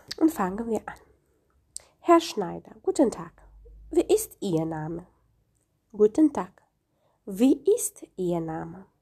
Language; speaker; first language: German; non-native, fluent; Romanian